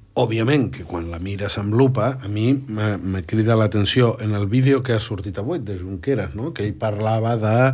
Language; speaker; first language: Catalan; native; Catalan